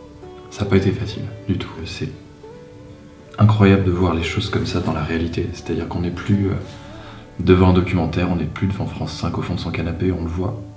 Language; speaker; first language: French; native; French